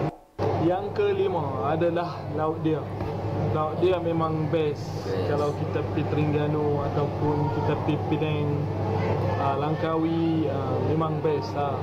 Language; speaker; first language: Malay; non-native, fluent; Arabic